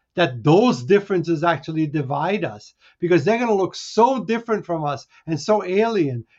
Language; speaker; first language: English; early bilingual, other home language; Hungarian